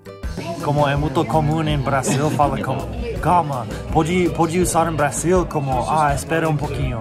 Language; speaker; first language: Portuguese; non-native, learner; English